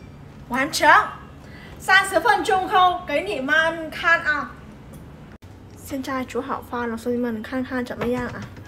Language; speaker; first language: Chinese; non-native, fluent; Vietnamese